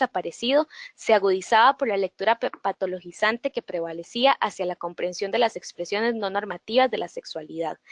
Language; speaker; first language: Spanish; native; Spanish